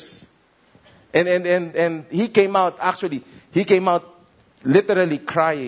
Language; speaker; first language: English; non-native, local second language; Filipino